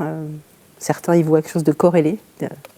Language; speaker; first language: French; native; French